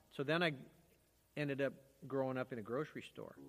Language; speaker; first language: English; native; English